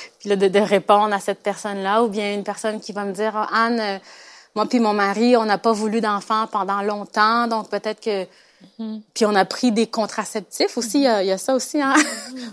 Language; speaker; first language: French; native; French